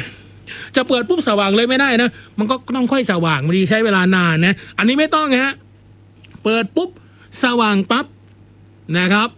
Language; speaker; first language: Thai; non-native, local second language; Northeastern Thai